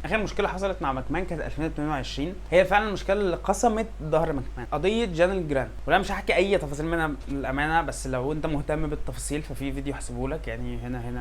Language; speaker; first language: Arabic; native; Arabic